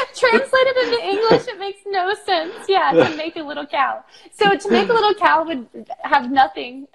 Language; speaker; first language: English; native; English